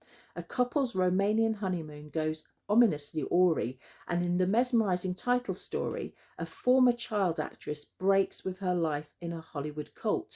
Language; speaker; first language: English; native; English